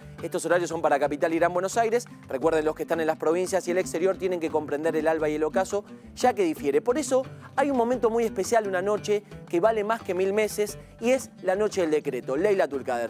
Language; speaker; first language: Spanish; native; Spanish